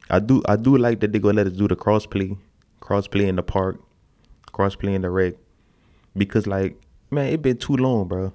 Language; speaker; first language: English; native; English